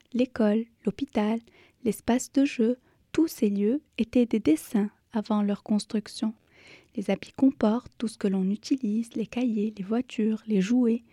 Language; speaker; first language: French; native; French